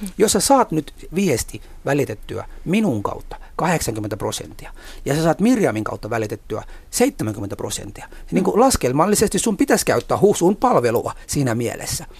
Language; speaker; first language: Finnish; non-native, fluent; Somali